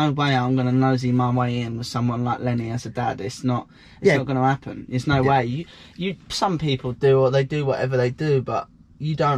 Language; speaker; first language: English; native; English